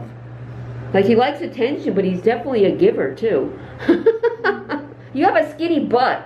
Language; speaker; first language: English; native; English